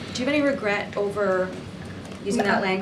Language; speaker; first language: English; native; English